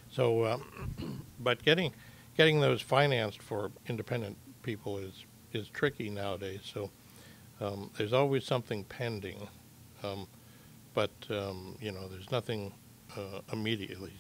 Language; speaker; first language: English; native; English